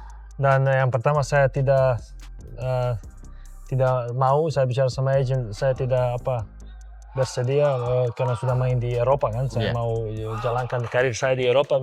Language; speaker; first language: Indonesian; non-native, fluent; Serbian